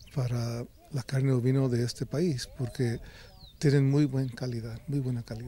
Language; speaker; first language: Spanish; early bilingual, heritage; Spanish